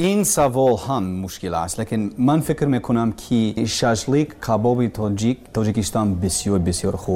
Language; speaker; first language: Persian; non-native, learner; English